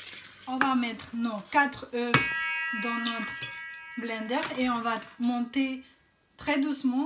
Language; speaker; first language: French; non-native, fluent; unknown